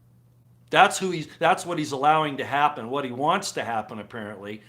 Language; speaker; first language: English; native; English